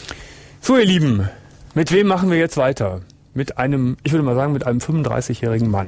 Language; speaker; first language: German; native; German